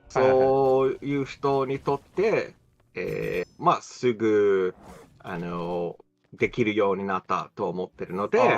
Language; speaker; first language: Japanese; non-native, fluent; English